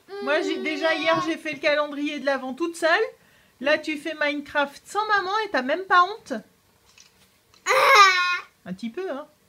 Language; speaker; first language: French; native; French